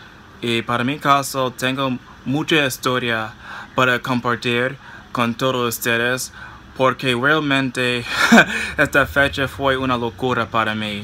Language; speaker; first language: Spanish; non-native, fluent; English